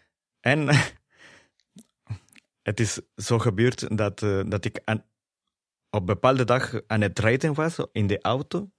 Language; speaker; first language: Dutch; non-native, fluent; Spanish